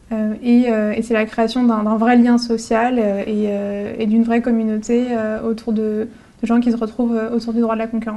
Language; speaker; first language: French; native; French